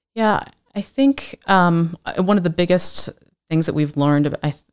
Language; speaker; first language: English; native; English